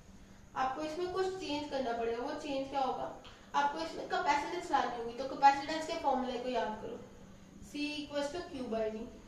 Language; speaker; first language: Hindi; native; Hindi